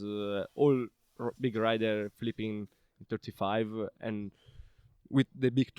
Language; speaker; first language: English; non-native, learner; Italian